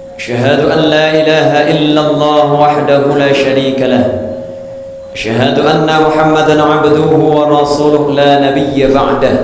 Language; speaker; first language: Malay; non-native, local second language; Minangkabau